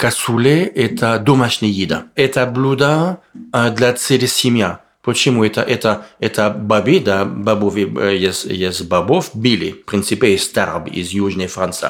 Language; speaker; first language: Russian; non-native, learner; French